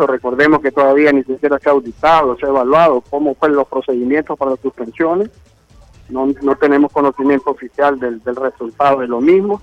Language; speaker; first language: Spanish; native; Spanish